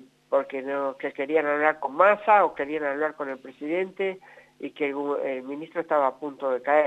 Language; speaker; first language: Spanish; native; Spanish